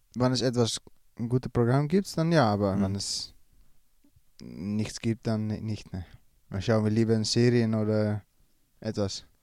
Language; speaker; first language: German; non-native, learner; Dutch